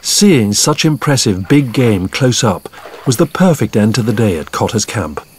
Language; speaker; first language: English; native; English